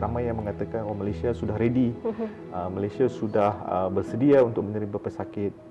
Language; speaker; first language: Malay; native; Malay